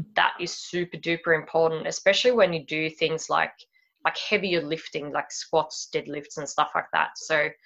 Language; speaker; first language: English; non-native, fluent; Swedish